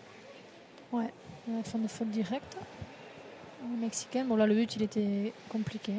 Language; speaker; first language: French; native; French